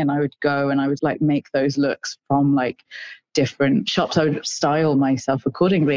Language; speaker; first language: English; native; English